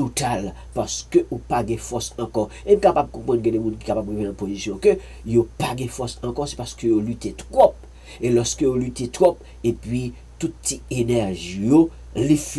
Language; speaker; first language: French; non-native, learner; Haitian Creole